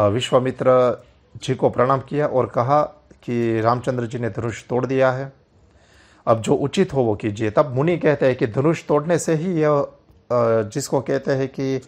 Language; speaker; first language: Hindi; non-native, local second language; Gujarati